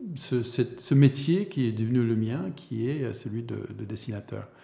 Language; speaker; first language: French; non-native, fluent; English